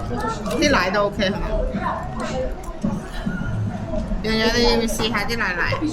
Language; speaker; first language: Chinese; native; Chinese